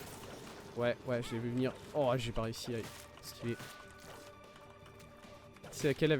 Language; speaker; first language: French; native; French